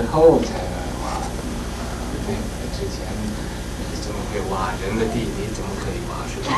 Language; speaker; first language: Chinese; native; Chinese